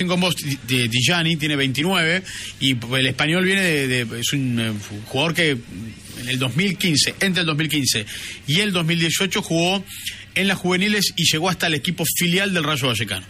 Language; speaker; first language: Spanish; native; Spanish